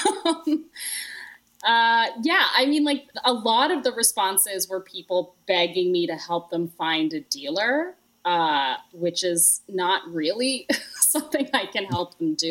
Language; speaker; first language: English; native; English